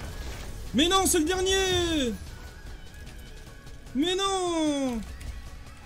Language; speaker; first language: French; native; French